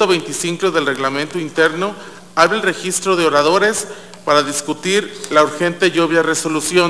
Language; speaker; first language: Spanish; native; Spanish